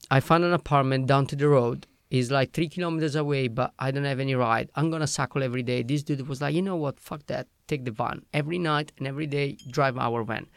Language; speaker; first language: English; non-native, fluent; Italian